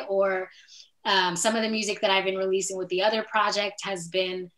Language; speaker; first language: English; native; English